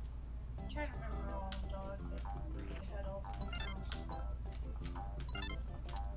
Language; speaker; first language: English; native; English